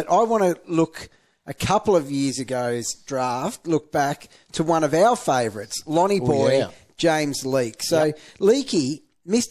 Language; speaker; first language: English; native; English